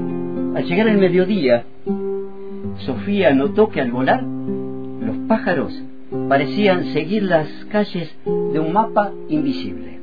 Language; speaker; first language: Spanish; native; Spanish